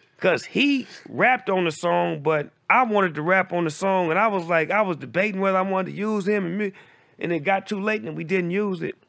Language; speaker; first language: English; native; English